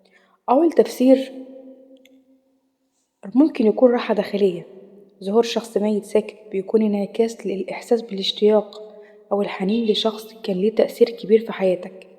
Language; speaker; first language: Arabic; native; Arabic